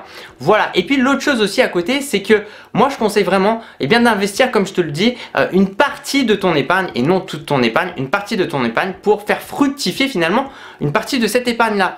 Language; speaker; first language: French; native; French